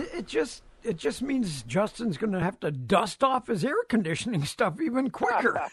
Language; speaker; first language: English; native; English